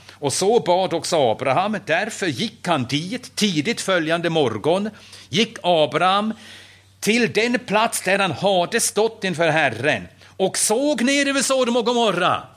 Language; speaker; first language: Swedish; non-native, fluent; German